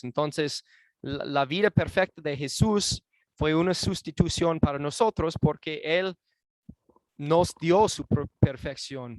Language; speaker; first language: Spanish; non-native, fluent; English